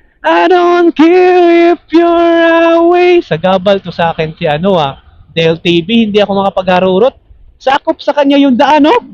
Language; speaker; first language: Filipino; non-native, local second language; Cebuano